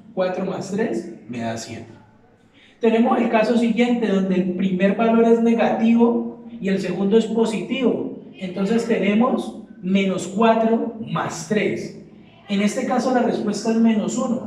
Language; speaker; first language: Spanish; native; Spanish